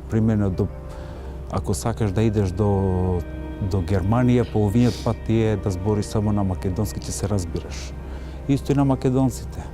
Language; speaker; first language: Macedonian; non-native, local second language; Albanian